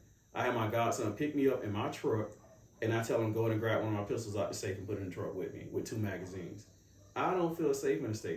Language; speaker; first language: English; native; English